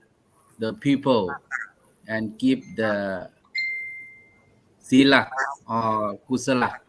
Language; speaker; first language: English; non-native, learner; Thai